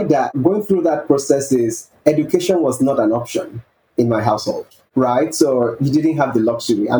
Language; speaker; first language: English; non-native, local second language; Yoruba